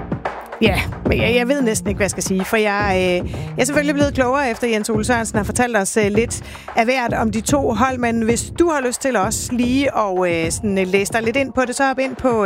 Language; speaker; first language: Danish; native; Danish